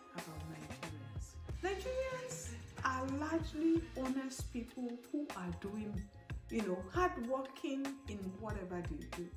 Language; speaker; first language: English; non-native, local second language; Igbo